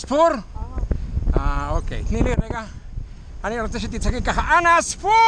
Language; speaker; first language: Hebrew; native; Hebrew